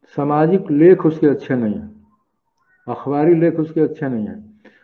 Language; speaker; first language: Hindi; native; Hindi